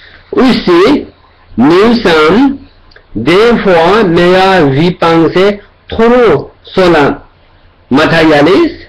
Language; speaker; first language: French; non-native, learner; Tibetan